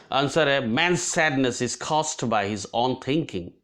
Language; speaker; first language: Hindi; non-native, local second language; Assamese